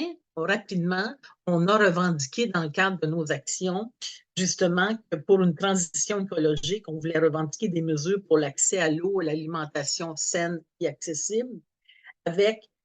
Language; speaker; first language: French; native; French